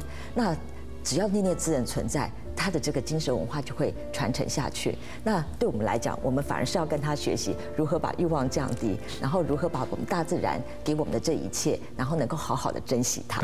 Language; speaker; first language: Chinese; native; Chinese